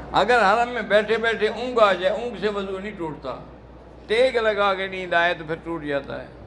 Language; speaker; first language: Urdu; native; Urdu